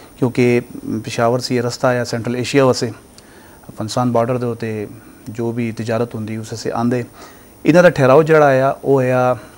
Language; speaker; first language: Punjabi; native; Punjabi